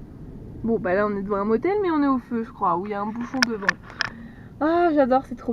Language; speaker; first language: French; native; French